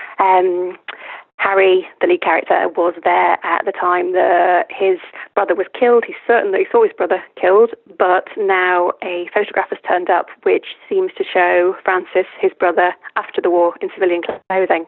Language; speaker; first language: English; native; English